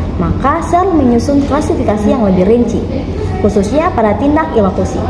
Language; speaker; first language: Indonesian; native; Indonesian